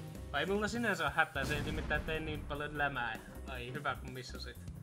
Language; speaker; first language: Finnish; native; Finnish